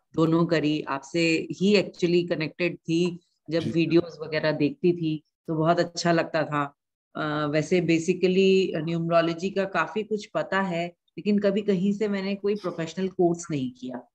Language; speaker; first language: Hindi; native; Hindi